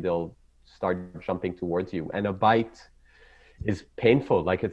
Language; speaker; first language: English; non-native, fluent; Hebrew